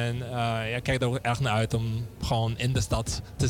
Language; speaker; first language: Dutch; early bilingual, other home language; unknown